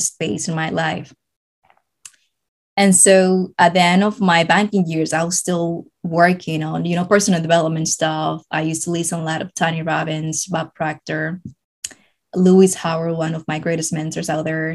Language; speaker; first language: English; non-native, fluent; Spanish